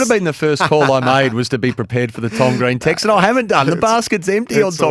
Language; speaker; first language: English; native; English